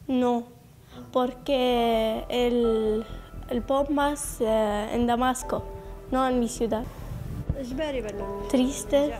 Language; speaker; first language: Spanish; non-native, learner; Arabic